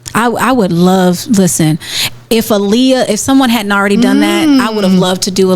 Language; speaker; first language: English; native; English